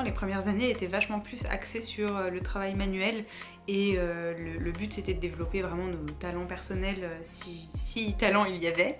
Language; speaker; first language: French; native; French